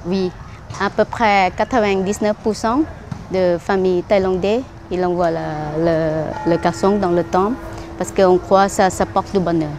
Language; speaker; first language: French; non-native, learner; Thai